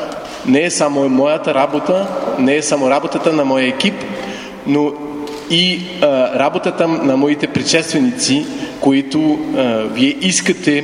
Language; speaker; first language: Bulgarian; non-native, fluent; French